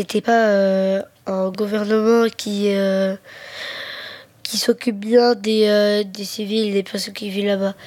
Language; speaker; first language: French; early bilingual, other home language; Arabic